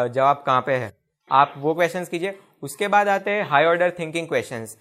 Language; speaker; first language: Hindi; non-native, local second language; Gujarati